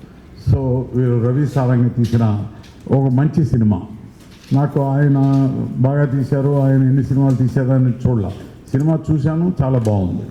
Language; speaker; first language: Telugu; native; Telugu